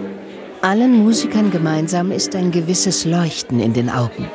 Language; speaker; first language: German; native; German